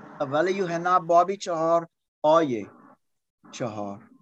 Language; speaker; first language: Persian; non-native, learner; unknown